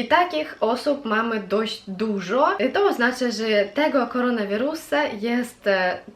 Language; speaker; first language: Polish; non-native, fluent; Russian